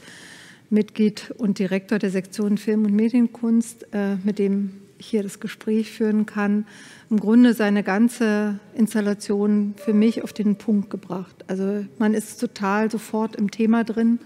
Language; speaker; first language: German; native; German